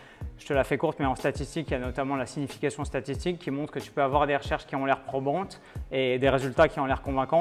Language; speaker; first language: French; native; French